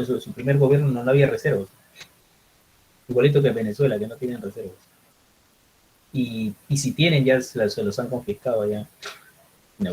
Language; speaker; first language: Spanish; native; Spanish